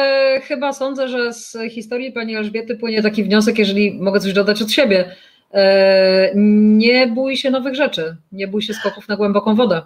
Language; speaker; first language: Polish; native; Polish